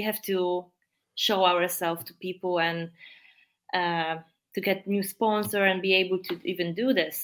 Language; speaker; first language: English; non-native, fluent; Polish